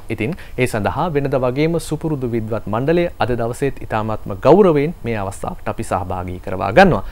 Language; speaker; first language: Sinhala; native; Sinhala